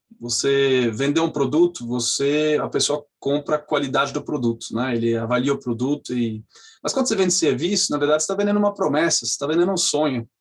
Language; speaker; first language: Portuguese; non-native, fluent; French